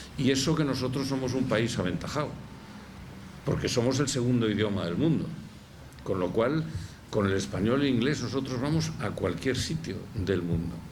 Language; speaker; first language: Spanish; native; Spanish